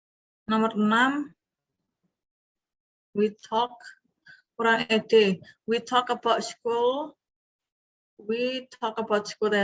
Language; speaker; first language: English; non-native, fluent; Indonesian